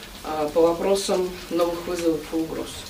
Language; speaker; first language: Russian; native; Russian